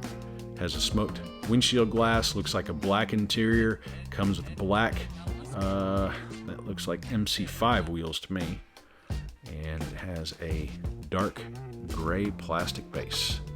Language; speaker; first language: English; native; English